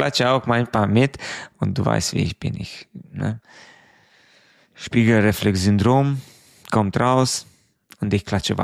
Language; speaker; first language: German; non-native, fluent; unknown